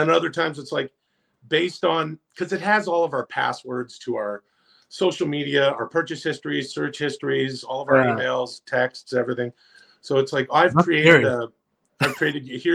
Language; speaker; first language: English; native; English